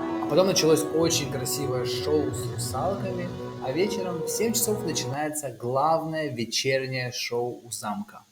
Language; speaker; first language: Russian; native; Russian